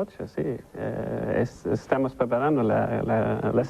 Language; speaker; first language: Spanish; non-native, learner; German